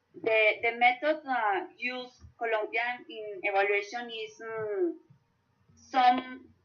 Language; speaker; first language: English; non-native, learner; Spanish